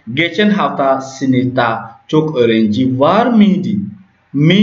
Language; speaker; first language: Turkish; non-native, learner; French